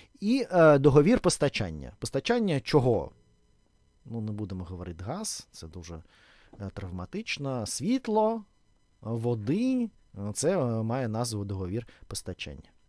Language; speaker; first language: Ukrainian; non-native, fluent; Russian